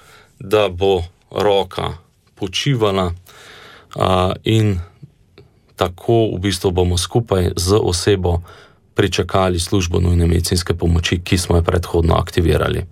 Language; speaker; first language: Slovenian; native; Slovenian